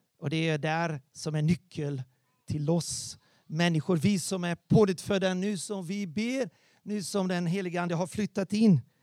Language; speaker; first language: Swedish; non-native, fluent; Portuguese